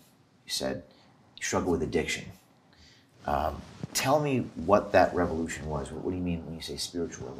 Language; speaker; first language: English; native; English